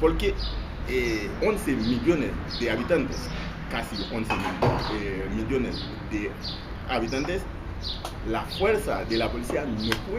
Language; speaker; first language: Spanish; non-native, fluent; Haitian Creole